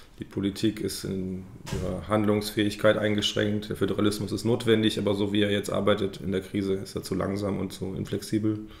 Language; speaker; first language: German; native; German